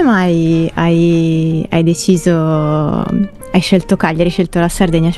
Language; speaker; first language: Italian; native; Italian